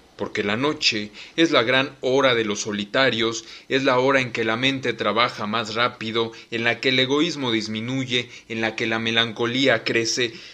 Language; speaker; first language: Spanish; native; Spanish